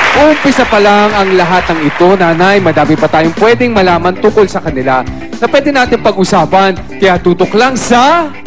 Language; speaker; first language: Filipino; native; Filipino